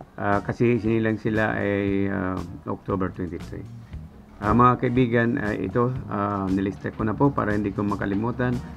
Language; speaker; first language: Filipino; non-native, local second language; Cebuano